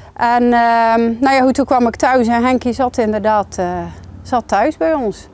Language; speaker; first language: Dutch; native; Dutch